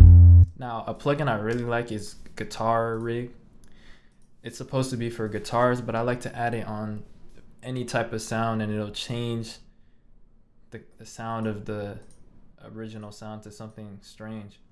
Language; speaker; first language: English; native; English